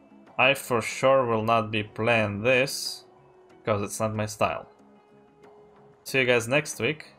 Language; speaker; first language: English; non-native, fluent; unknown